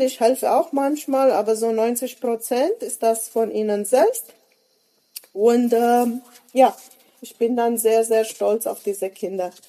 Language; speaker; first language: German; native; German